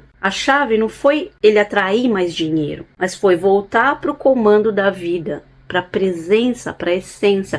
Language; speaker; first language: Portuguese; native; Portuguese